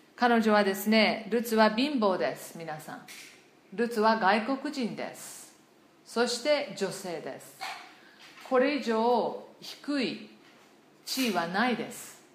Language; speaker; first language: Japanese; non-native, fluent; English